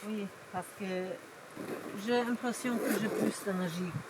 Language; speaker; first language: French; non-native, fluent; German